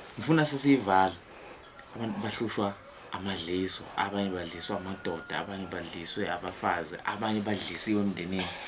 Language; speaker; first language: Zulu; native; Zulu